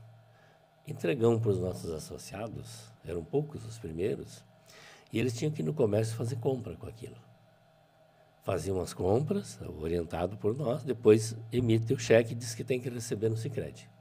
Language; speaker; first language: Portuguese; native; Portuguese